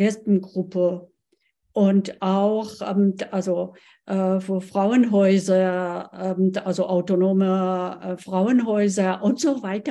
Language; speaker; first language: German; non-native, fluent; Persian